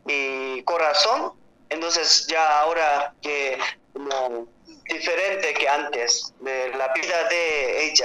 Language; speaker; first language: Spanish; non-native, learner; Korean